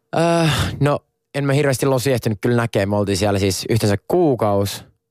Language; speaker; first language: Finnish; non-native, local second language; Swedish